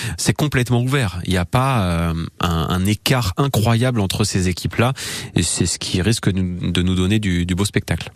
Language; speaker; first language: French; native; French